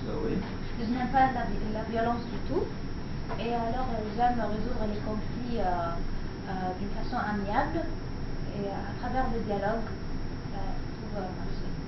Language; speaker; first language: French; non-native, learner; Arabic